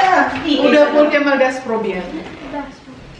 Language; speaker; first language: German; non-native, learner; Indonesian